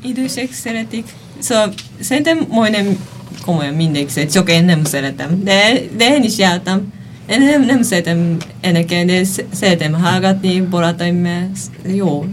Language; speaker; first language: Hungarian; non-native, learner; Japanese